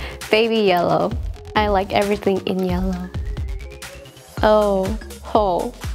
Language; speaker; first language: English; non-native, fluent; Thai